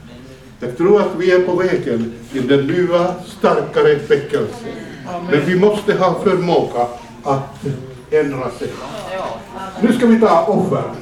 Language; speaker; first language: Swedish; non-native, fluent; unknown